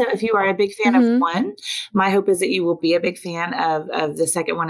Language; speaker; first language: English; native; English